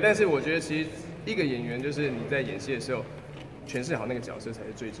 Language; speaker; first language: Chinese; native; Chinese